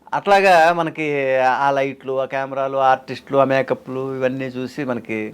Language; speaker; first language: Telugu; native; Telugu